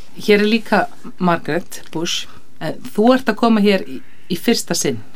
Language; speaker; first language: Icelandic; native; Icelandic